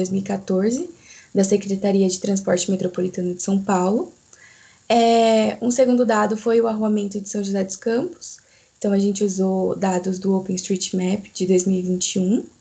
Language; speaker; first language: Portuguese; native; Portuguese